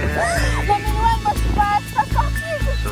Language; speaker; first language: French; native; French